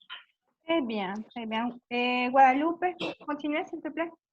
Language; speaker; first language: French; non-native, fluent; Spanish